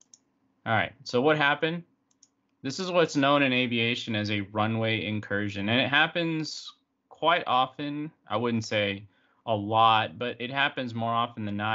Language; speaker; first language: English; native; English